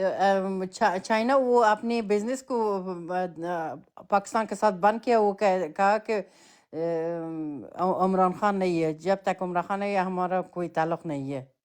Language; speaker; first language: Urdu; non-native, fluent; Persian